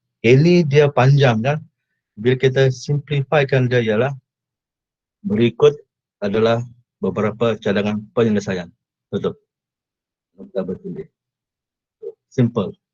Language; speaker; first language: Malay; native; Malay